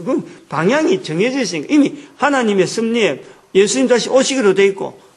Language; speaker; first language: Korean; native; Korean